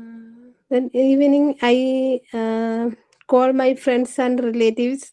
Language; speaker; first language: English; non-native, learner; Malayalam